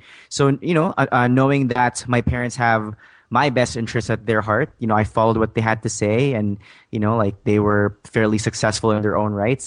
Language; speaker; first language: English; non-native, fluent; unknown